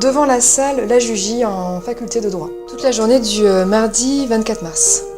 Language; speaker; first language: French; native; French